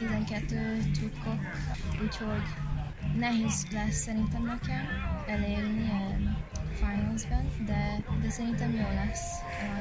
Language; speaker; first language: Hungarian; early bilingual, heritage; English